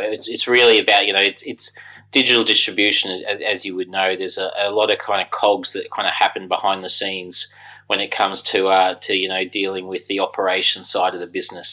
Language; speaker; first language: English; native; English